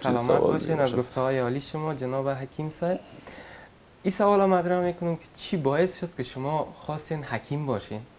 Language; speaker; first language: Persian; native; Persian